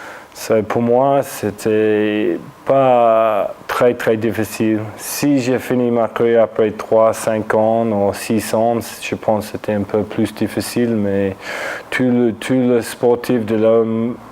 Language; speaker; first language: French; non-native, fluent; English